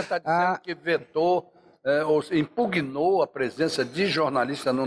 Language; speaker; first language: Portuguese; native; Portuguese